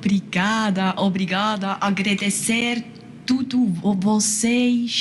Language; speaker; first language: Portuguese; non-native, learner; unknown